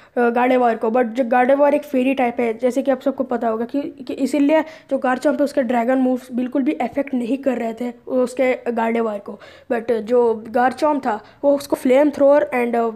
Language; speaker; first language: Hindi; native; Hindi